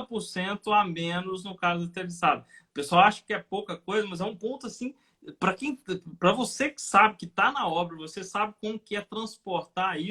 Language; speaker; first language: Portuguese; native; Portuguese